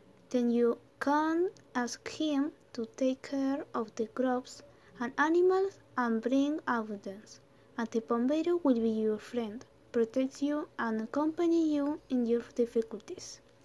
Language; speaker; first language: English; non-native, learner; Spanish